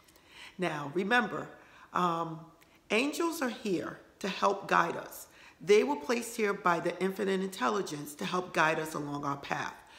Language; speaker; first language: English; native; English